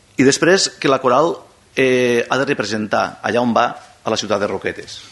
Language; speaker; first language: Catalan; non-native, local second language; Spanish